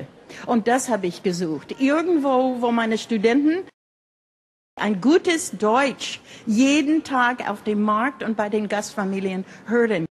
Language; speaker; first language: German; non-native, fluent; English